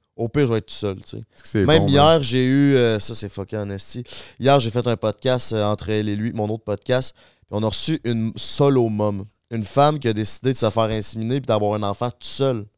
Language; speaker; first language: French; native; French